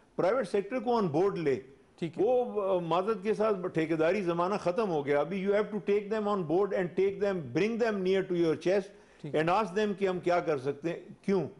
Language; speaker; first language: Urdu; non-native, local second language; Pashto